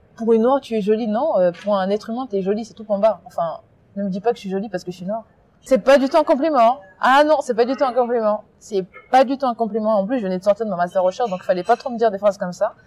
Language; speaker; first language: French; early bilingual, other home language; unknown